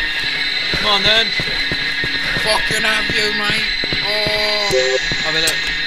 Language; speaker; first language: English; native; English